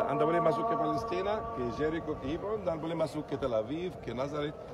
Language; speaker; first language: Indonesian; non-native, fluent; Arabic